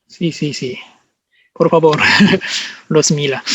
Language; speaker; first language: Spanish; non-native, learner; Japanese